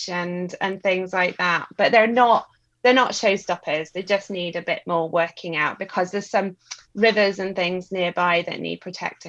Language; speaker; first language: English; native; English